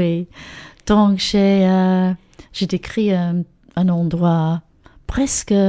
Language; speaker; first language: French; non-native, learner; English